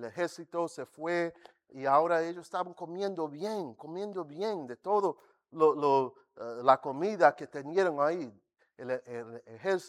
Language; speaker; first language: Spanish; non-native, fluent; English